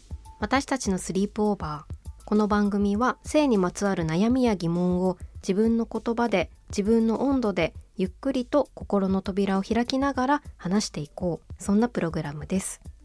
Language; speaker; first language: Japanese; native; Japanese